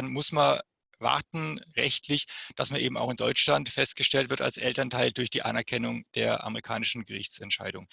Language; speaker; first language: German; native; German